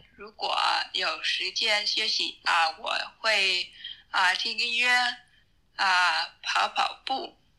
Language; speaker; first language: Chinese; non-native, learner; Vietnamese